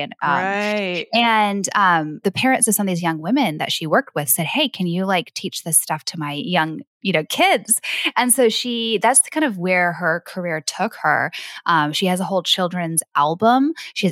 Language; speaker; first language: English; native; English